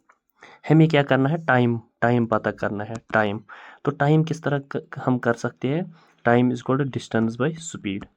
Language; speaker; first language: Hindi; non-native, local second language; Kashmiri